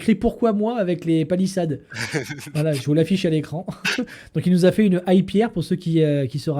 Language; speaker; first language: French; native; French